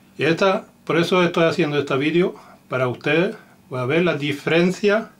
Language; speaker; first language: Spanish; non-native, learner; Finnish